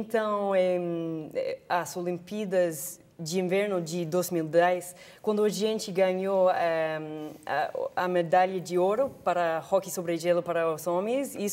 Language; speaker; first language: Portuguese; non-native, fluent; English